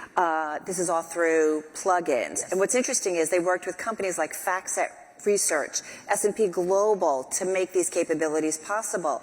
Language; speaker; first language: English; native; English